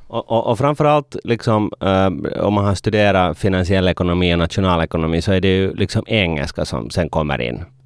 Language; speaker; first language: Swedish; native; Swedish